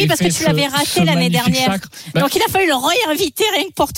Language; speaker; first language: French; native; French